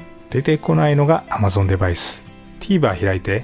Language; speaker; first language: Japanese; native; Japanese